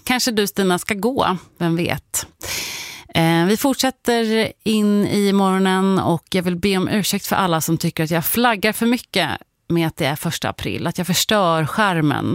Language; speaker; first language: Swedish; native; Swedish